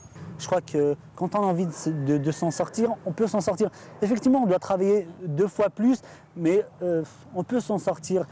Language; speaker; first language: French; native; French